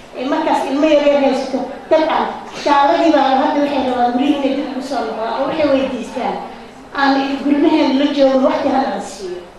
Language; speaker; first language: Somali; native; Somali